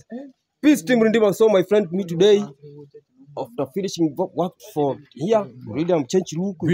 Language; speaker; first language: English; non-native, learner; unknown